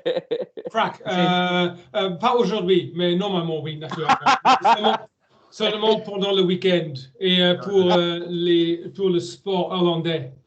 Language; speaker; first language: French; non-native, learner; German